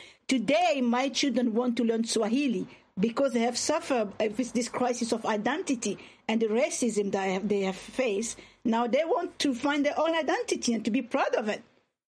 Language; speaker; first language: English; non-native, fluent; Swahili